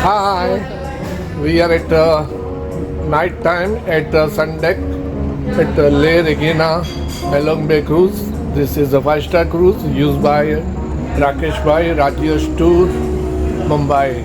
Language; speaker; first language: English; non-native, local second language; Gujarati